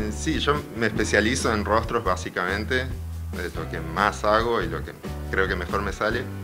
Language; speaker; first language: Spanish; early bilingual, other home language; Russian